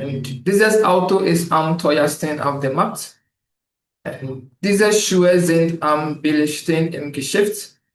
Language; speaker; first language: German; non-native, learner; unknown